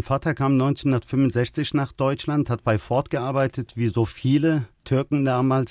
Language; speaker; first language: German; early bilingual, other home language; Turkish